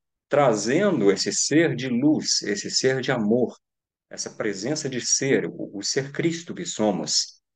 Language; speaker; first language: Portuguese; native; Portuguese